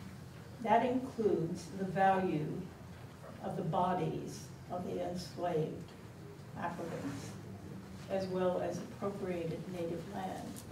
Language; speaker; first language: English; native; English